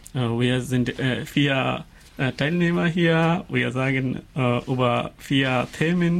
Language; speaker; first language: German; non-native, learner; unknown